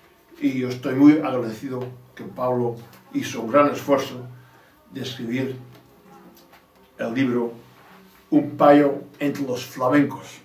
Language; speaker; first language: Spanish; non-native, fluent; English